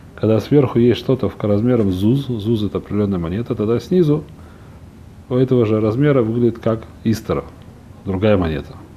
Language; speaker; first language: Russian; early bilingual, heritage; Russian